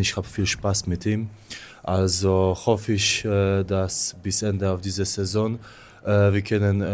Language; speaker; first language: German; non-native, learner; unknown